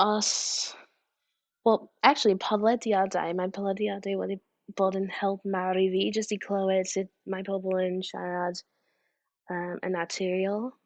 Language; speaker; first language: Welsh; non-native, fluent; English